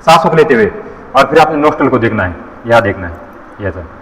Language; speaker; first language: Hindi; non-native, local second language; Marathi